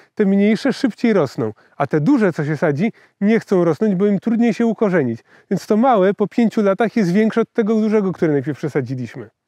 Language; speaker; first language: Polish; native; Polish